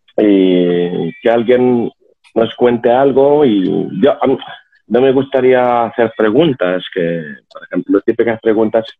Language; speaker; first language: Spanish; non-native, fluent; Arabic